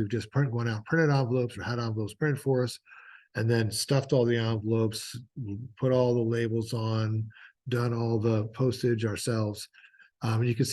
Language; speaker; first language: English; native; English